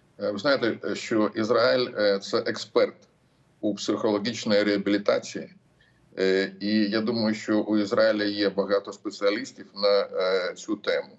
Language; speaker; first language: Ukrainian; non-native, local second language; Russian